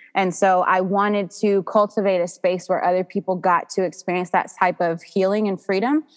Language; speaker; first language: English; native; English